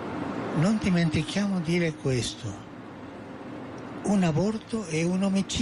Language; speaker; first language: Italian; non-native, fluent; Spanish